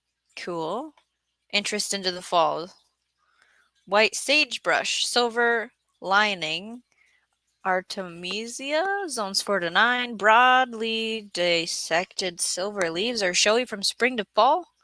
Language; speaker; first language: English; native; English